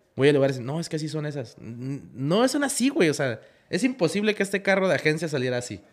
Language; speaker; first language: Spanish; native; Spanish